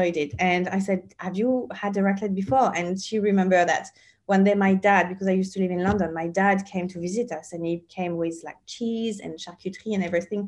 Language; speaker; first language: English; non-native, fluent; French